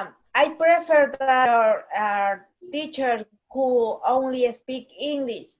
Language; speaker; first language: English; non-native, learner; Spanish